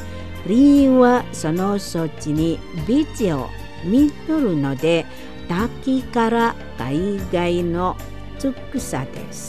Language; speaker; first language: Japanese; non-native, fluent; Indonesian